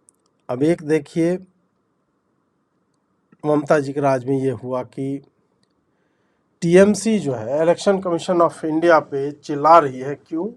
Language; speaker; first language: Hindi; native; Hindi